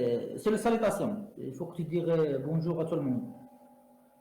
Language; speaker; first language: French; non-native, local second language; Arabic